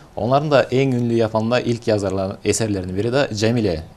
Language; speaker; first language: Turkish; non-native, fluent; Kyrgyz